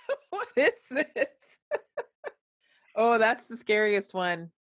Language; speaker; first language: English; native; English